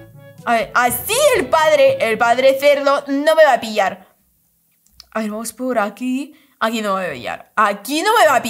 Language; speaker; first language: Spanish; non-native, fluent; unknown